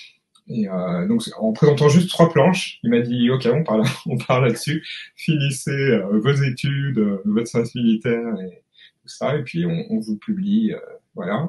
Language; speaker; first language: French; native; French